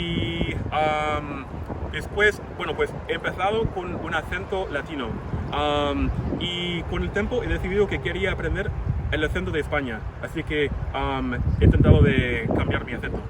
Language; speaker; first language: Spanish; non-native, fluent; English